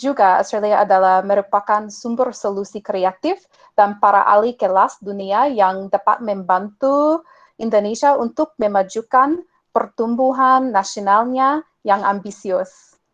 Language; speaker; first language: Indonesian; non-native, fluent; English